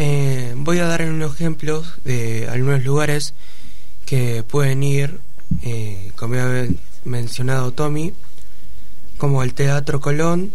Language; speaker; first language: Spanish; early bilingual, other home language; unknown